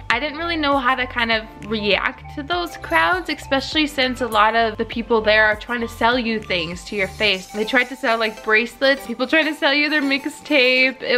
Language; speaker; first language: English; native; English